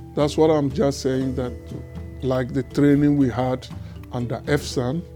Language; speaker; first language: English; non-native, local second language; Ewe